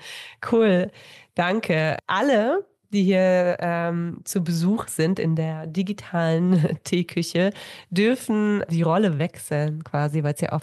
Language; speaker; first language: German; native; German